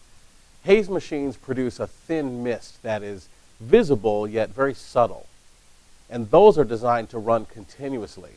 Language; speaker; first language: English; native; English